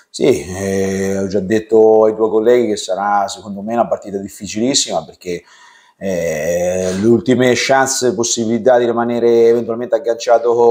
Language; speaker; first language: Italian; native; Italian